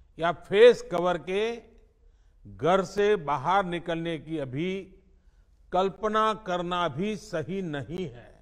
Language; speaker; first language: Hindi; non-native, local second language; Gujarati